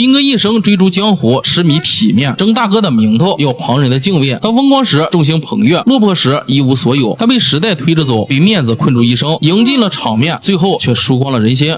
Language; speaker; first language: Chinese; native; Chinese